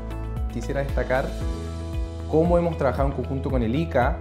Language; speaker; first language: Spanish; native; Spanish